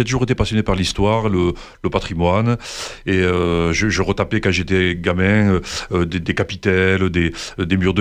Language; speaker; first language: French; native; French